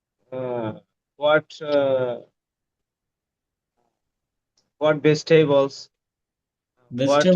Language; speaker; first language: English; non-native, learner; Bangla